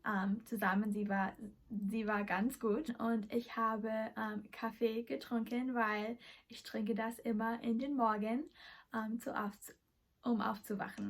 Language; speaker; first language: German; non-native, learner; English